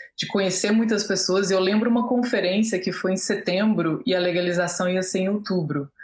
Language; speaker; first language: Portuguese; native; Portuguese